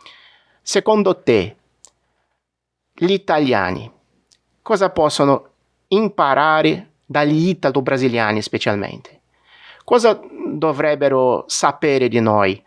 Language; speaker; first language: Italian; non-native, fluent; Portuguese